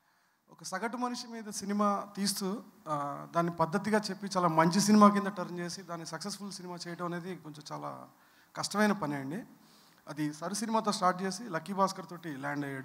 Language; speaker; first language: Telugu; native; Telugu